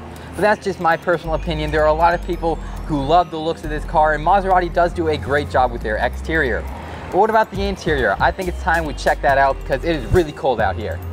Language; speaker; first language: English; native; English